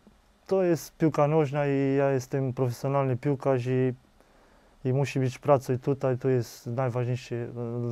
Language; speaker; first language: Polish; non-native, learner; Romanian